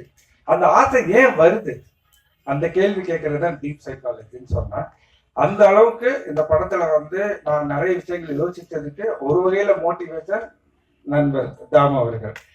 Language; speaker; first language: Tamil; native; Tamil